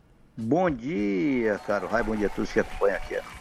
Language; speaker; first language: Portuguese; native; Portuguese